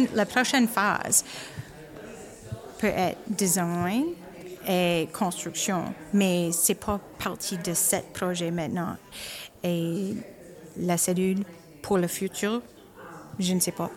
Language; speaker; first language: French; non-native, local second language; English